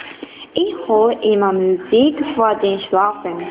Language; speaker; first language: German; non-native, learner; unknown